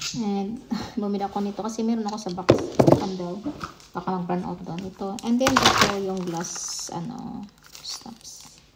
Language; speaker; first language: Filipino; non-native, local second language; Cebuano